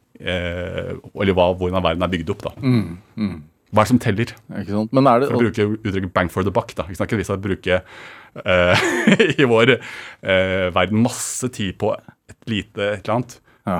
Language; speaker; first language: Norwegian; early bilingual, other home language; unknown